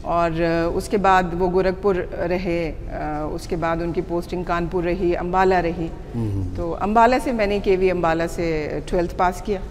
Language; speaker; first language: Hindi; native; Hindi